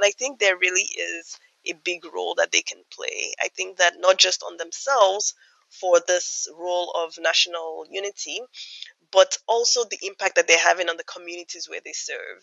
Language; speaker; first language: English; non-native, local second language; Yoruba